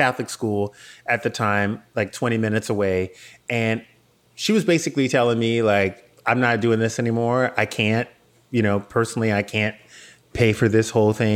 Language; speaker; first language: English; native; English